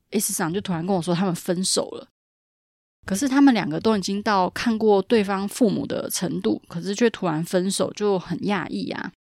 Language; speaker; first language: Chinese; native; Chinese